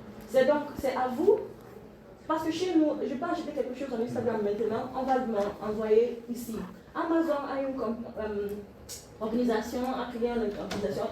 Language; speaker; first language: French; non-native, learner; English